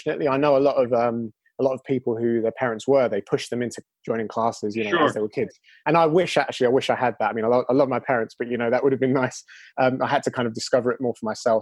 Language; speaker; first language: English; native; English